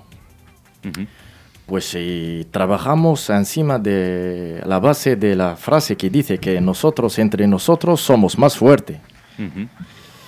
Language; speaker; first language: Spanish; non-native, learner; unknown